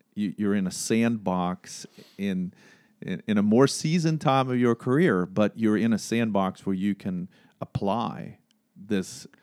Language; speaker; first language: English; non-native, fluent; Swedish